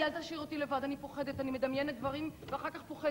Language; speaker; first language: Hebrew; native; Hebrew